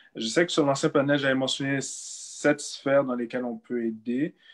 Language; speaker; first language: French; native; French